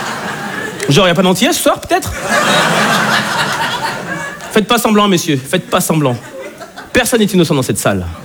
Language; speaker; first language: French; native; French